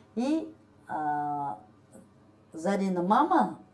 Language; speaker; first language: Russian; non-native, local second language; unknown